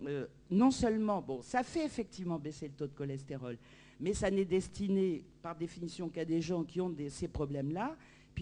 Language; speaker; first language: French; native; French